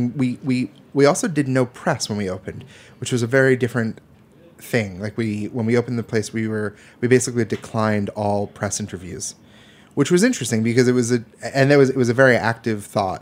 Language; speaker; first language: English; native; English